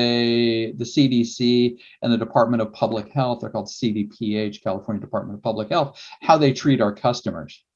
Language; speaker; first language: English; native; English